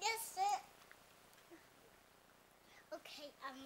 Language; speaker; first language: Spanish; early bilingual, heritage; Spanish